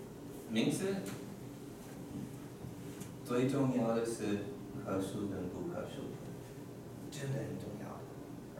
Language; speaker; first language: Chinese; non-native, learner; English